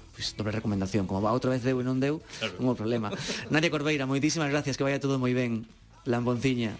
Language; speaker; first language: Galician; native; Galician